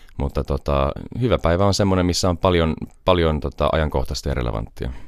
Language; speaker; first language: Finnish; early bilingual, heritage; Finnish